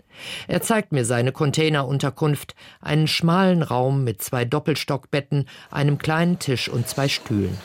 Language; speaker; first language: German; native; German